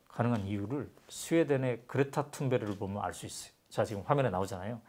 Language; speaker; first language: Korean; native; Korean